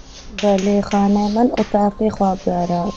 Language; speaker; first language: Persian; non-native, learner; Urdu